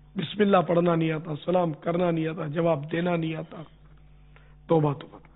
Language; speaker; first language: Urdu; non-native, local second language; Memoni